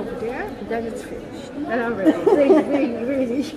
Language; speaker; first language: English; non-native, learner; Dutch